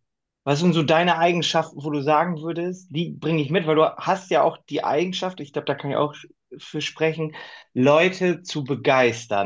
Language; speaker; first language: German; native; German